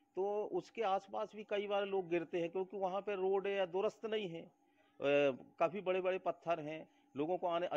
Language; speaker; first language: Hindi; native; Hindi